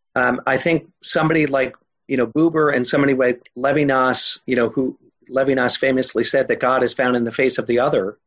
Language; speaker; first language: English; native; English